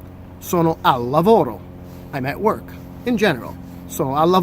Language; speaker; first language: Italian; non-native, fluent; English